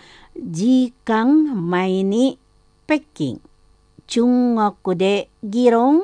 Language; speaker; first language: Japanese; non-native, fluent; Indonesian